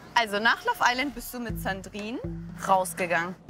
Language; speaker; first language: German; native; German